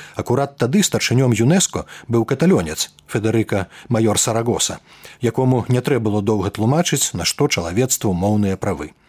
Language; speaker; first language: Belarusian; native; Belarusian